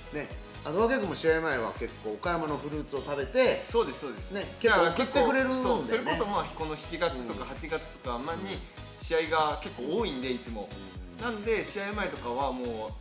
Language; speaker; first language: Japanese; native; Japanese